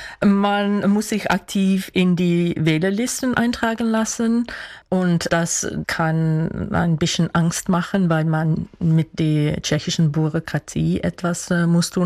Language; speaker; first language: German; non-native, fluent; Dutch